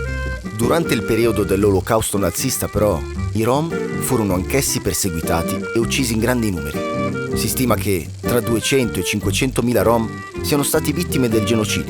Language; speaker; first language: Italian; native; Italian